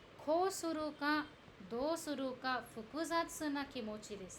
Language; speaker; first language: Japanese; non-native, fluent; Hindi